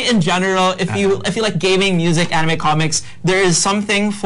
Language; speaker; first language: English; non-native, local second language; Hiligaynon